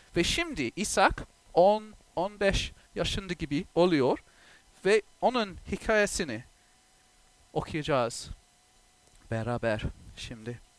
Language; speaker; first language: Turkish; non-native, fluent; English